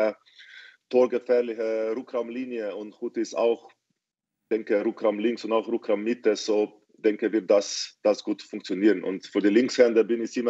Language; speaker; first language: German; non-native, fluent; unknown